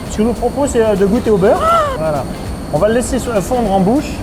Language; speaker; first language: French; native; French